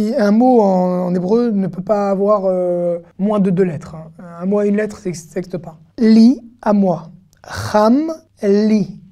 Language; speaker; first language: French; native; French